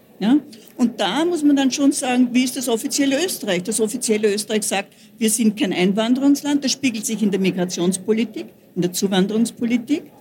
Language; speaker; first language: German; native; German